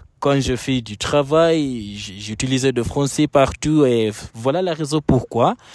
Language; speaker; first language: French; non-native, fluent; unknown